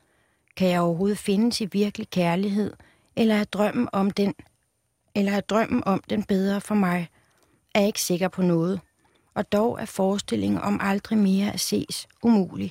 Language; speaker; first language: Danish; native; Danish